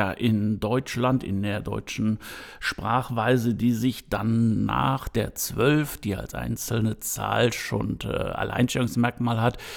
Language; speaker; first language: German; native; German